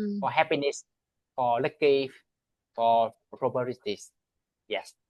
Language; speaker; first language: English; non-native, learner; Vietnamese